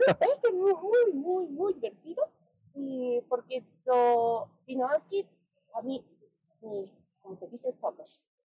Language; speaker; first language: Spanish; non-native, learner; Japanese